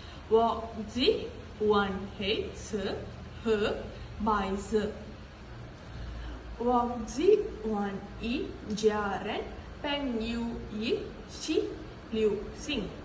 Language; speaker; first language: Chinese; non-native, learner; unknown